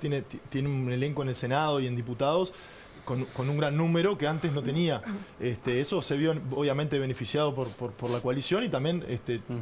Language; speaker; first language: Spanish; native; Spanish